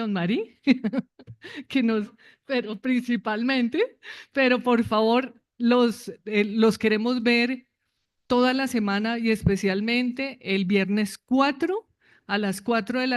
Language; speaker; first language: Spanish; native; Spanish